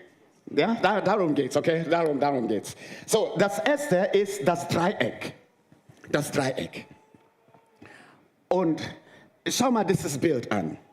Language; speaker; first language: German; non-native, fluent; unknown